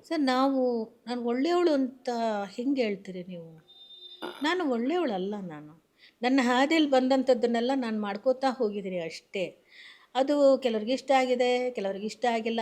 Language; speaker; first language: Kannada; native; Kannada